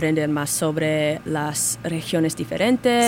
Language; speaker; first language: Spanish; non-native, learner; English